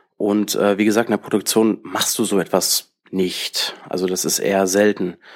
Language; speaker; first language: German; native; German